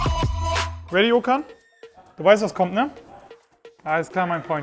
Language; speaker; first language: German; native; German